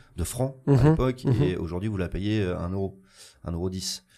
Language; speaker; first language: French; native; French